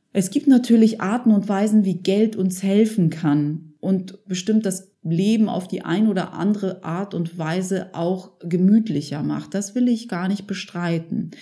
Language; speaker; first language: German; early bilingual, other home language; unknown